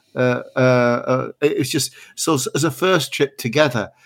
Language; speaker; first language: English; native; English